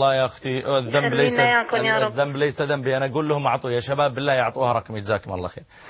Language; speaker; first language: Arabic; native; Arabic